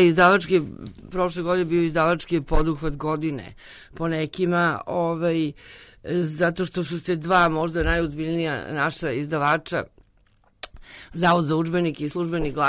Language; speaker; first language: Serbian; native; Serbian